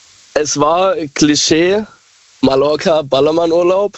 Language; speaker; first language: German; native; German